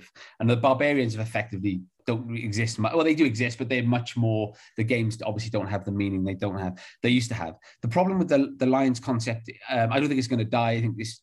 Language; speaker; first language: English; native; English